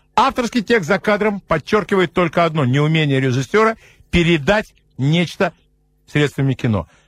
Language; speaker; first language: Russian; native; Russian